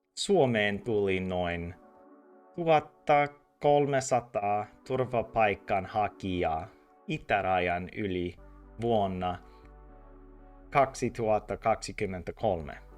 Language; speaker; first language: Finnish; non-native, learner; English